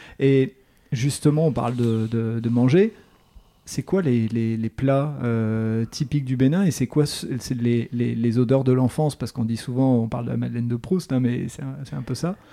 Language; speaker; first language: French; native; French